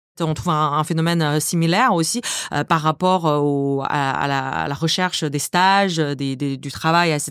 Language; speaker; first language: French; non-native, fluent; Chinese